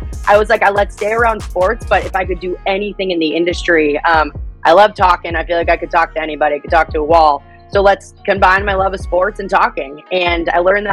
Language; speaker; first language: English; native; English